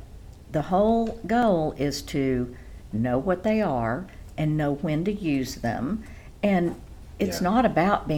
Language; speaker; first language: English; native; English